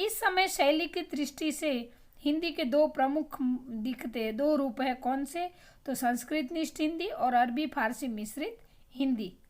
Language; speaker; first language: Hindi; non-native, local second language; Gujarati